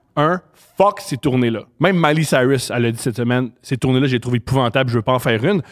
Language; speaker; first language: French; native; French